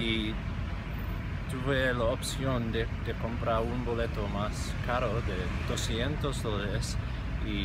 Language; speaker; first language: Spanish; non-native, fluent; English